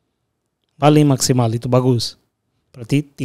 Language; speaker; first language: Indonesian; non-native, fluent; Portuguese